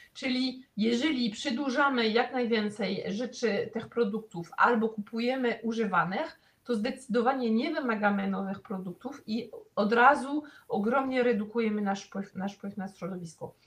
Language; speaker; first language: Polish; non-native, fluent; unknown